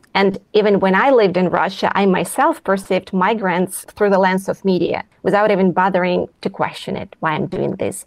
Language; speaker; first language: English; non-native, fluent; Russian